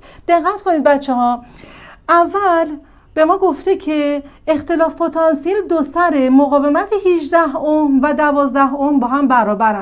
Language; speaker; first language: Persian; native; Persian